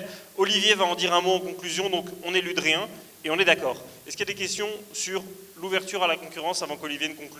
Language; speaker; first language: French; native; French